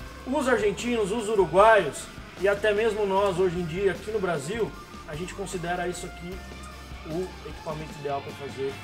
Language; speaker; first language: Portuguese; native; Portuguese